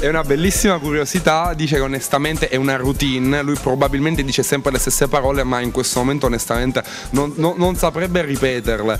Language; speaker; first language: Italian; native; Italian